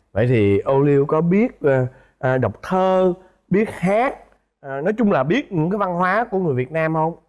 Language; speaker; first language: Vietnamese; native; Vietnamese